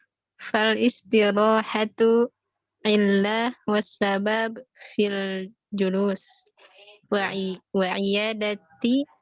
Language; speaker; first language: Arabic; non-native, learner; Indonesian